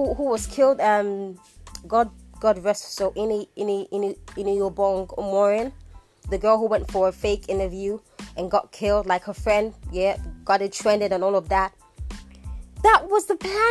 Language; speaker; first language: English; non-native, local second language; Igbo